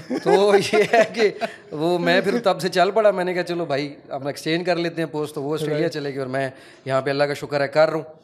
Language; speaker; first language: Urdu; non-native, local second language; Punjabi